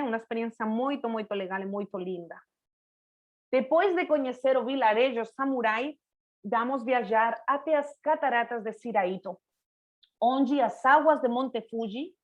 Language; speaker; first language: Portuguese; non-native, fluent; Spanish